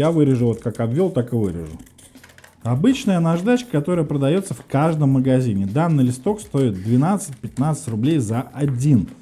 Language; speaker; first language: Russian; native; Russian